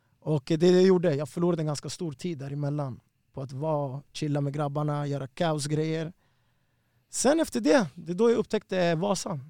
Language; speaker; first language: Swedish; early bilingual, other home language; Spanish